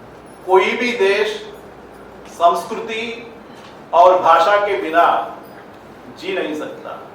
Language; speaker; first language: Hindi; non-native, local second language; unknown